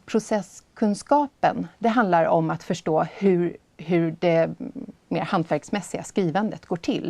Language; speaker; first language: Swedish; native; Swedish